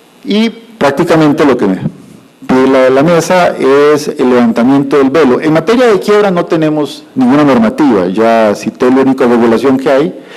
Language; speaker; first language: Spanish; native; Spanish